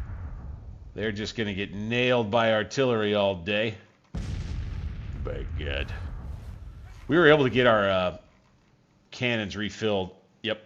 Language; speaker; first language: English; native; English